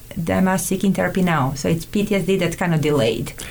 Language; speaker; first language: English; non-native, fluent; Serbian